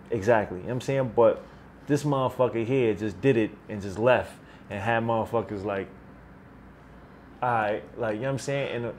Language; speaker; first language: English; native; English